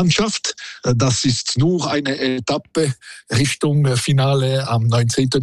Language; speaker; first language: German; non-native, local second language; French